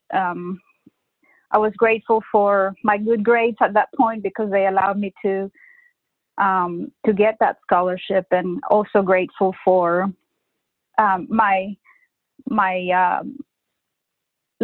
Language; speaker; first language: English; non-native, fluent; Spanish